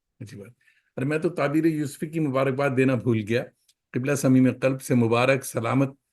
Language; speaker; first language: Urdu; native; Urdu